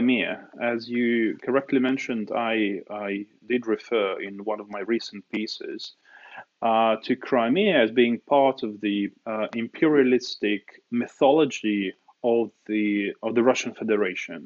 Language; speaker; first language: English; non-native, fluent; Russian